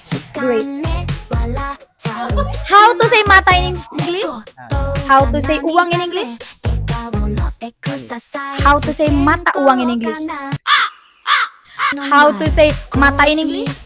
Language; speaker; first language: English; non-native, fluent; Indonesian